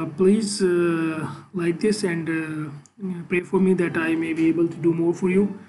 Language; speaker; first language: English; non-native, local second language; Urdu